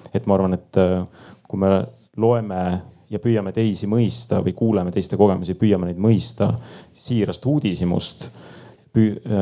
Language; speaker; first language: Estonian; native; Estonian